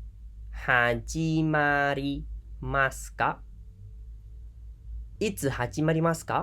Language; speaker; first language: Japanese; non-native, fluent; Khmer